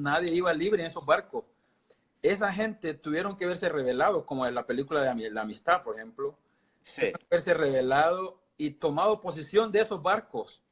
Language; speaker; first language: Spanish; non-native, local second language; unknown